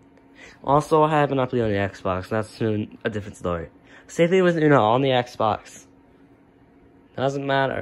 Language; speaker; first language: English; native; English